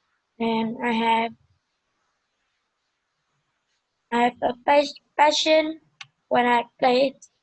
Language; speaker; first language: English; non-native, learner; Vietnamese